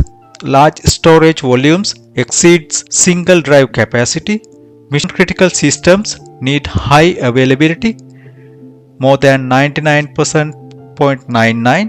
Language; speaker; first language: English; non-native, fluent; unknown